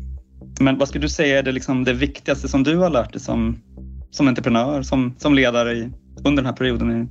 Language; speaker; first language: Swedish; native; Swedish